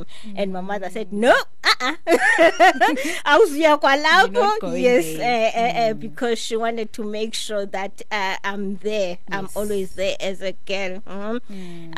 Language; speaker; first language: English; non-native, fluent; Xhosa